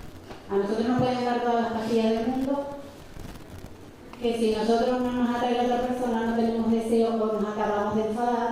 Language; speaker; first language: Spanish; native; Spanish